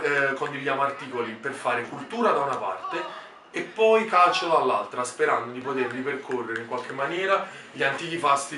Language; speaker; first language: Italian; native; Italian